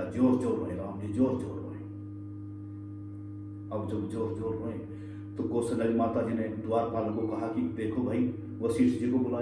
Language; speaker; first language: Hindi; native; Hindi